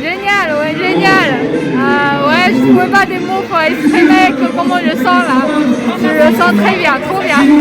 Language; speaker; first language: French; non-native, learner; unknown